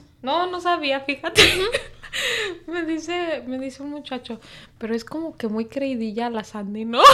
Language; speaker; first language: Spanish; early bilingual, heritage; Spanish